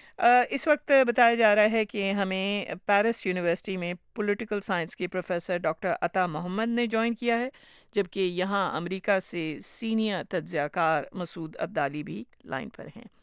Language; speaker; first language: Urdu; native; Urdu